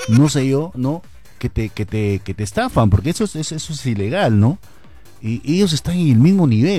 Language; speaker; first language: Spanish; native; Spanish